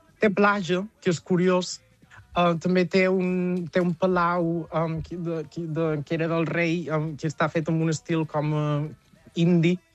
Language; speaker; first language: Catalan; native; Catalan